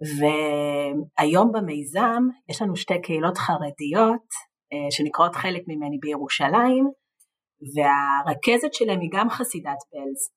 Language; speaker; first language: Hebrew; native; Hebrew